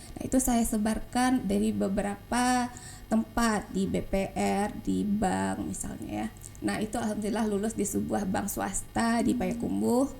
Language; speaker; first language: Indonesian; non-native, local second language; Minangkabau